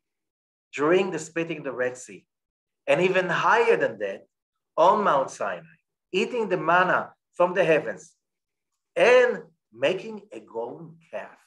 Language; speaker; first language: English; non-native, fluent; Hebrew